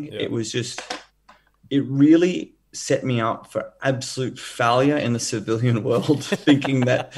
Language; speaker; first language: English; native; English